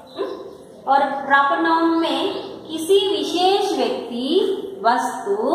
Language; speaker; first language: Hindi; non-native, local second language; Telugu